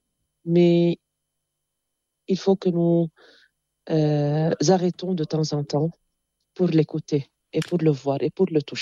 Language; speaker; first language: French; non-native, local second language; Arabic